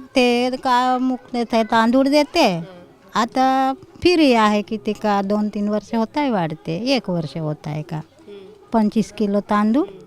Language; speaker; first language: Marathi; non-native, local second language; Gondi